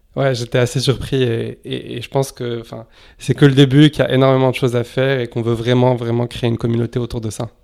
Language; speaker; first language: French; non-native, local second language; Arabic